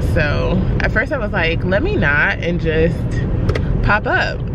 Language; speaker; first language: English; native; English